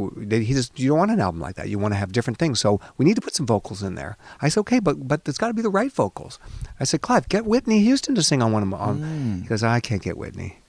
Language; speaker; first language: English; native; English